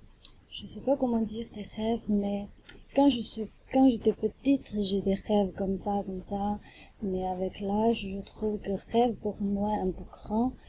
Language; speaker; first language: French; non-native, learner; Chinese